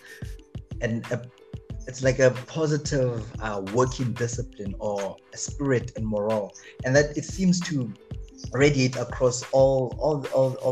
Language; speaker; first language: English; non-native, local second language; Zulu